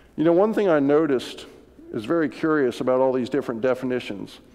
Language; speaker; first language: English; native; English